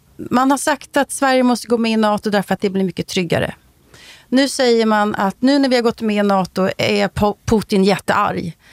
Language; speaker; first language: Swedish; native; Swedish